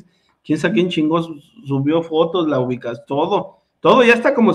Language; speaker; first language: Spanish; native; Spanish